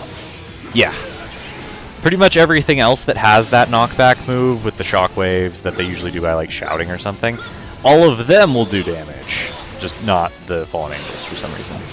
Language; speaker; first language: English; native; English